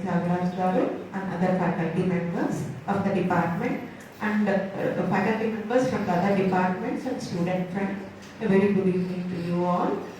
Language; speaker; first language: English; non-native, local second language; Telugu